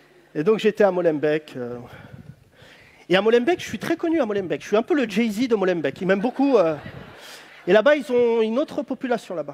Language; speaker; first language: French; native; French